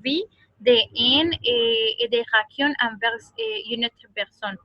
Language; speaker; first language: French; non-native, learner; Spanish